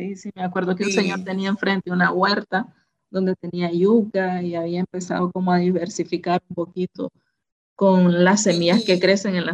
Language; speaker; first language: Spanish; native; Spanish